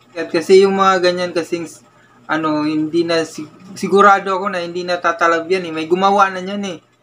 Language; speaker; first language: Filipino; non-native, local second language; Cebuano